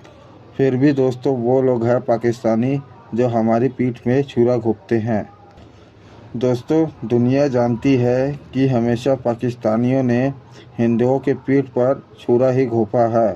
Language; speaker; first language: Hindi; native; Hindi